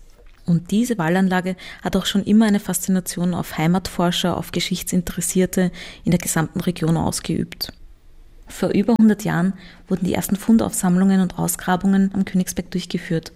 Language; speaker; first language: German; native; German